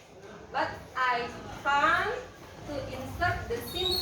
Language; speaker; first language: English; non-native, learner; Indonesian